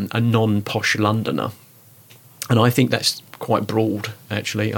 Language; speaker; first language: English; native; English